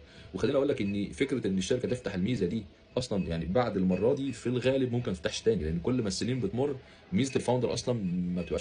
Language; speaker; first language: Arabic; native; Arabic